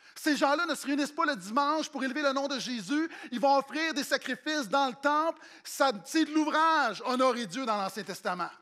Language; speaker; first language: French; native; French